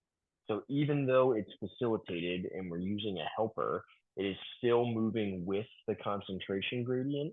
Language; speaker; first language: English; native; English